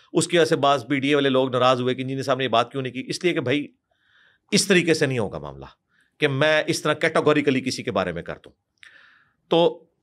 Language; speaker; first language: Urdu; non-native, local second language; Punjabi